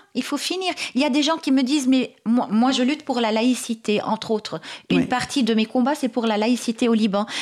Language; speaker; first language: French; non-native, local second language; Arabic